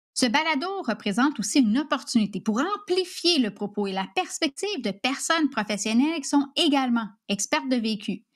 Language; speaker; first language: French; native; French